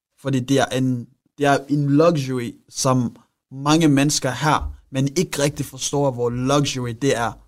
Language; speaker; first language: Danish; early bilingual, other home language; Rundi